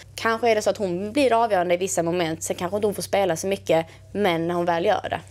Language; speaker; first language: Swedish; native; Swedish